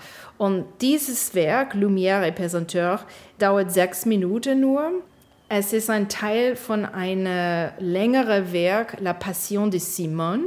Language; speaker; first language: German; non-native, fluent; English